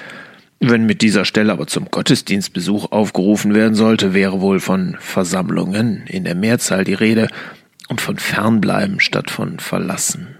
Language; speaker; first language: German; native; German